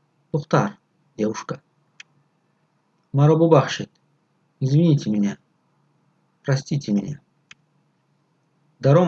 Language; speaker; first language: Russian; non-native, fluent; Tajik